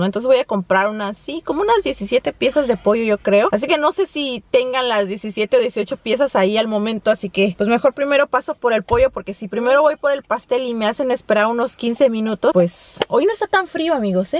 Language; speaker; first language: Spanish; native; Spanish